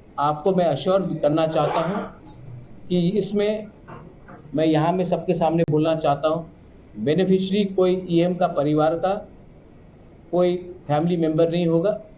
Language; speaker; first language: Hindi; non-native, local second language; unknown